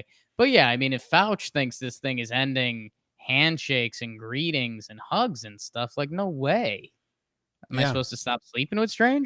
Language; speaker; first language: English; native; English